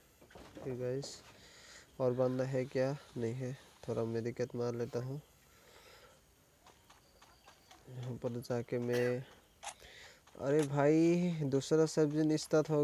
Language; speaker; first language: Hindi; non-native, local second language; Assamese